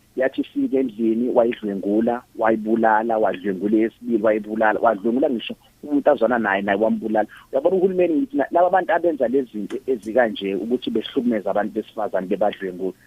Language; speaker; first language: Zulu; native; Zulu